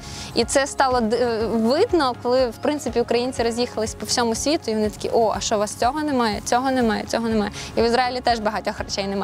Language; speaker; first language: Ukrainian; native; Ukrainian